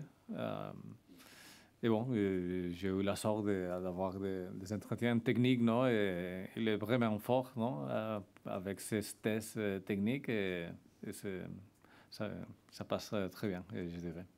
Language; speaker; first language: French; non-native, fluent; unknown